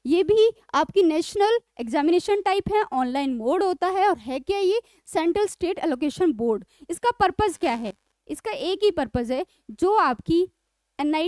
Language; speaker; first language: Hindi; native; Hindi